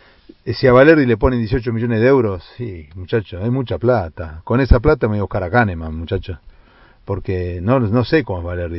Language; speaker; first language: Spanish; native; Spanish